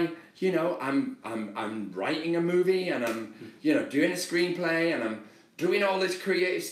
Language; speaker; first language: English; native; English